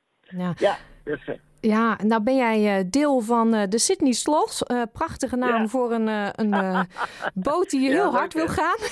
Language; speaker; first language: Dutch; native; Dutch